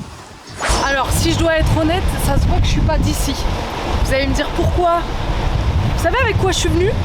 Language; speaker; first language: French; native; French